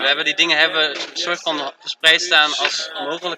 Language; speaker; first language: Dutch; native; Dutch